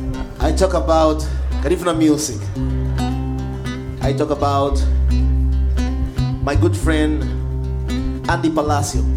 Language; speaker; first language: English; non-native, learner; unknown